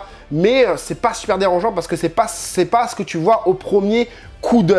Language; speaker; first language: French; native; French